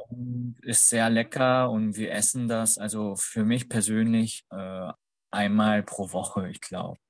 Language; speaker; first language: German; non-native, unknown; Korean